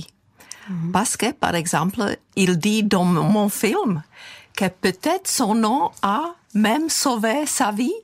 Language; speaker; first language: French; non-native, fluent; Czech